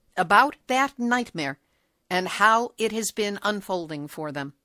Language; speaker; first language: English; native; English